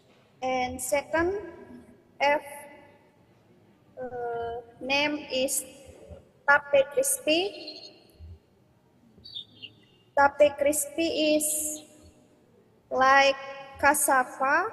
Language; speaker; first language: English; non-native, learner; Indonesian